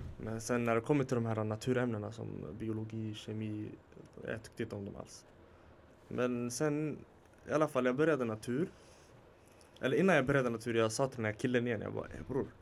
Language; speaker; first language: Swedish; early bilingual, other home language; Somali